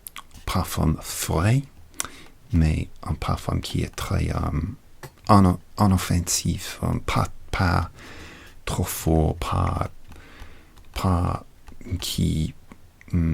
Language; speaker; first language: French; non-native, learner; English